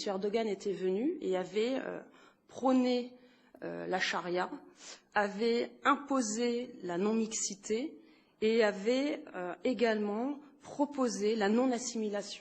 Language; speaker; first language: French; native; French